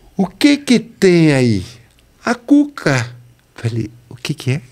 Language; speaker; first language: Portuguese; non-native, fluent; French